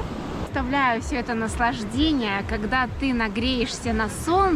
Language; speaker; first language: Russian; native; Russian